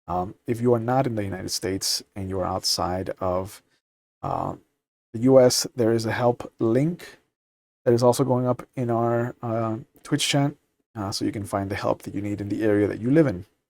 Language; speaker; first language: English; native; English